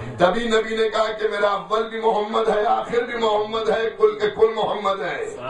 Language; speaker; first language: Urdu; native; Urdu